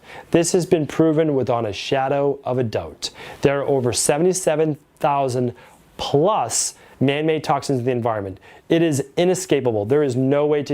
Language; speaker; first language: English; native; English